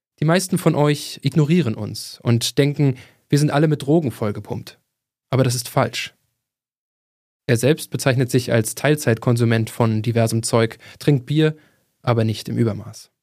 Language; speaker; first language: German; native; German